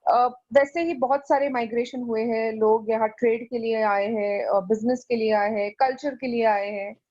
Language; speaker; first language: Hindi; native; Hindi